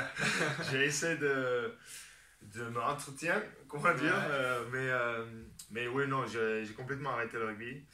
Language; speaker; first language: French; non-native, fluent; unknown